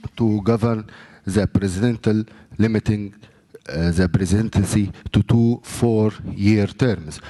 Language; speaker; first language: English; non-native, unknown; Arabic